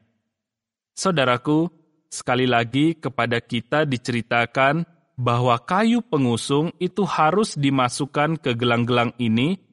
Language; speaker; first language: Indonesian; native; Indonesian